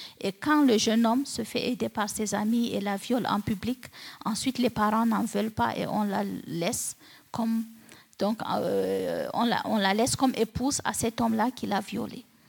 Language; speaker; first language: French; non-native, local second language; Fula